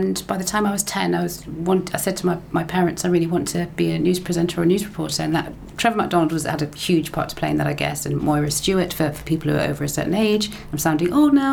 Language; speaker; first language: English; native; English